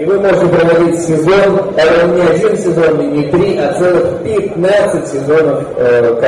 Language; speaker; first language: Russian; native; Russian